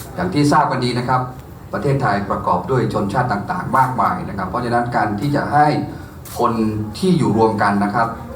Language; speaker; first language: Thai; non-native, local second language; Karen languages